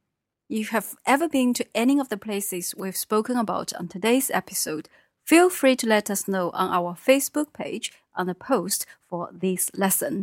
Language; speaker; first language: English; non-native, fluent; Chinese